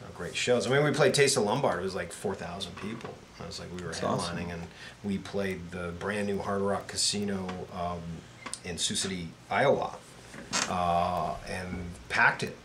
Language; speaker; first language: English; native; English